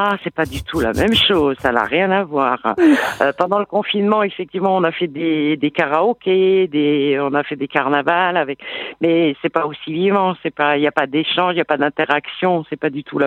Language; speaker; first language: French; native; French